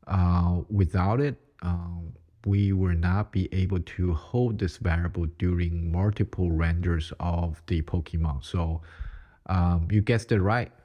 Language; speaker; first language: English; non-native, fluent; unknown